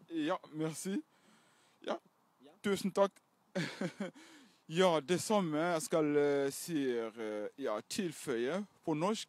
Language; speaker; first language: Norwegian; non-native, fluent; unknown